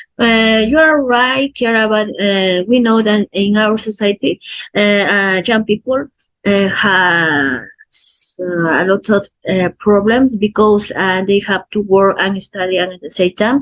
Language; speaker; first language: English; non-native, learner; Spanish